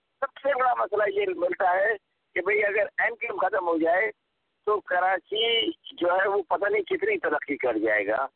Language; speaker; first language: Urdu; non-native, local second language; Punjabi